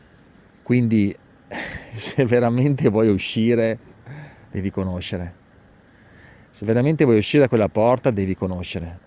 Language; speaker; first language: Italian; native; Italian